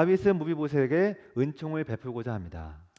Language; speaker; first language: Korean; native; Korean